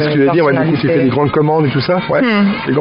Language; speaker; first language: French; native; French